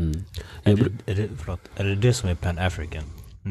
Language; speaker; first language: Swedish; early bilingual, other home language; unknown